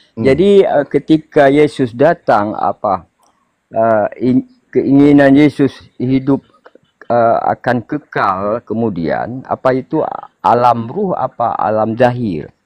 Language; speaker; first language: Indonesian; non-native, local second language; Achinese